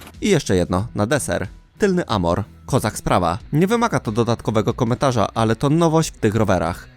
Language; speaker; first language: Polish; native; Polish